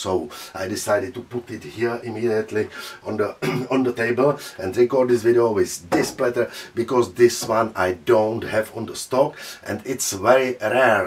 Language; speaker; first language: English; non-native, fluent; Czech